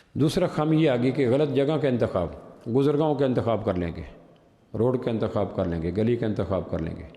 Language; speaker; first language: Urdu; non-native, local second language; Punjabi